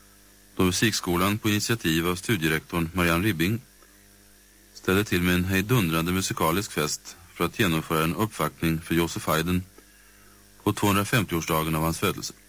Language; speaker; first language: Swedish; native; Swedish